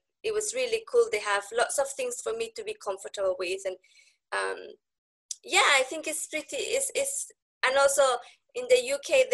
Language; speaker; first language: English; non-native, fluent; Spanish